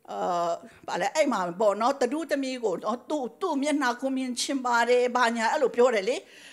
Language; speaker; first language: Burmese; non-native, local second language; Tedim Chin